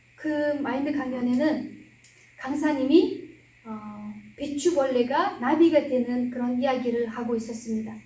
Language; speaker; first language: Korean; non-native, fluent; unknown